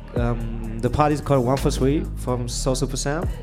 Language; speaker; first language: English; non-native, fluent; German